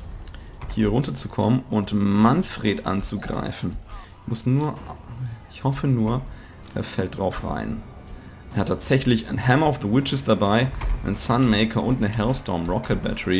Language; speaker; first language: German; native; German